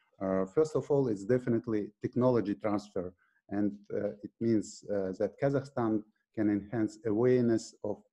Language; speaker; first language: English; non-native, fluent; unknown